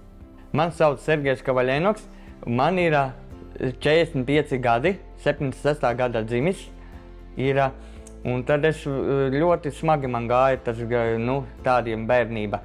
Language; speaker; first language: Latvian; non-native, local second language; Russian